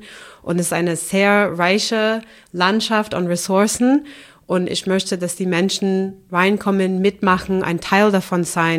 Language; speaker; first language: German; non-native, fluent; English